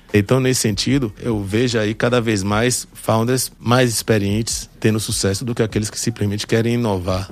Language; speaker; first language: Portuguese; early bilingual, other home language; French